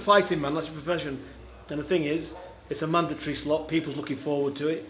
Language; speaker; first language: English; native; English